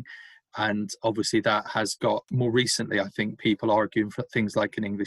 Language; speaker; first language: English; native; English